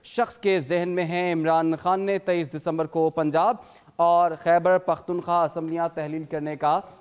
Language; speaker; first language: Urdu; native; Urdu